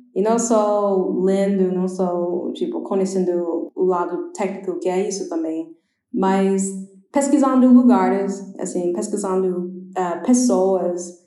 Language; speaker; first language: Portuguese; non-native, fluent; English